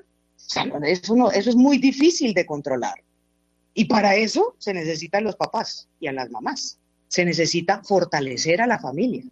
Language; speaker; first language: Spanish; native; Spanish